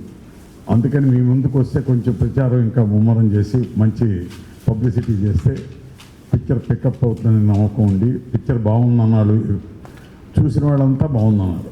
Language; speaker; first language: Telugu; native; Telugu